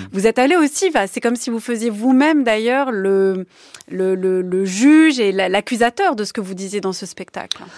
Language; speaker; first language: French; native; French